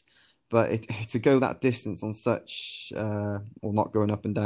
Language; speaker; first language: English; native; English